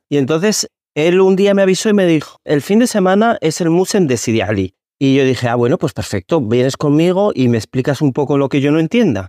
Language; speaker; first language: Spanish; native; Spanish